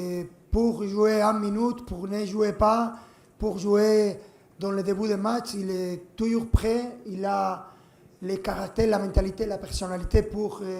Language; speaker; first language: French; non-native, fluent; Spanish